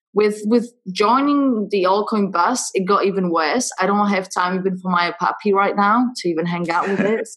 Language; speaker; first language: English; non-native, fluent; Polish